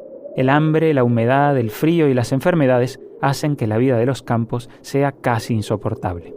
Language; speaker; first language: Spanish; native; Spanish